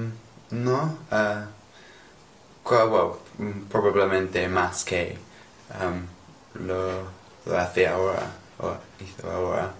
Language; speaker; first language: Spanish; non-native, learner; English